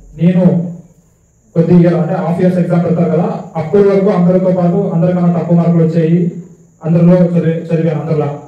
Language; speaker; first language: Telugu; non-native, local second language; Urdu